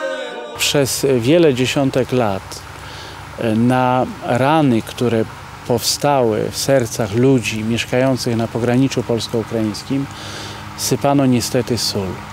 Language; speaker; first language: Polish; native; Polish